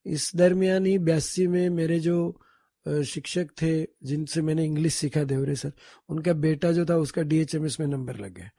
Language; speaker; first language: Hindi; non-native, local second language; Marathi